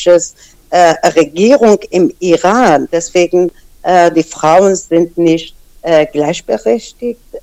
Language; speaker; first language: German; non-native, fluent; Persian